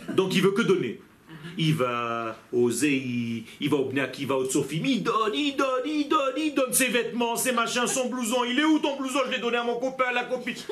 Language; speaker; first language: French; non-native, fluent; Hebrew